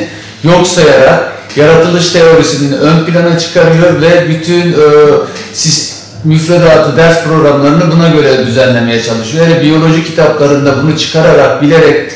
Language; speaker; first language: Turkish; native; Turkish